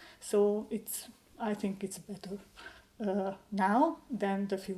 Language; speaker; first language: English; non-native, learner; Hungarian